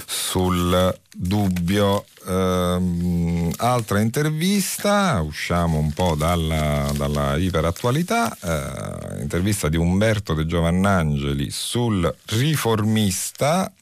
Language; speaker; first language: Italian; native; Italian